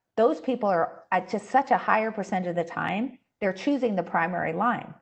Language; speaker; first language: English; native; English